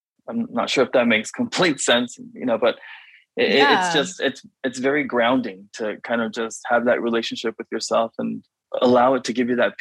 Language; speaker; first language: English; native; English